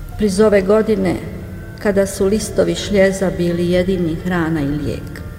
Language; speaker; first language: Bosnian; native; Bosnian